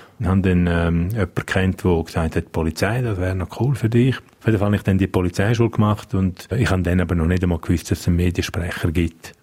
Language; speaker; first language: German; non-native, local second language; Romansh